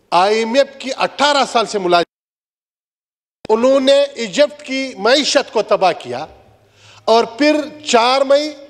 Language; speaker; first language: Urdu; non-native, local second language; Pashto